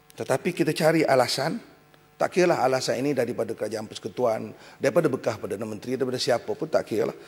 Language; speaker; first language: Malay; native; Malay